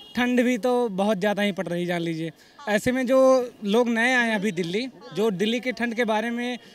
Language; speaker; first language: Hindi; native; Hindi